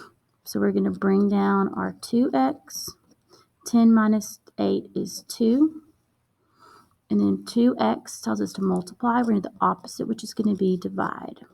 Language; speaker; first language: English; native; English